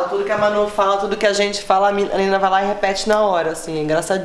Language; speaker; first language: Portuguese; native; Portuguese